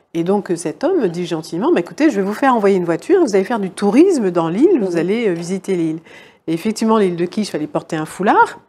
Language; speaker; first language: French; native; French